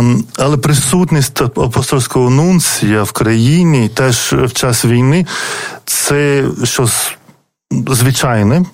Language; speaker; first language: Ukrainian; non-native, fluent; Lithuanian